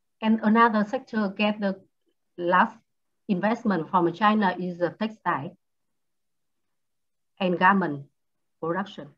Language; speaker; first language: English; non-native, learner; Vietnamese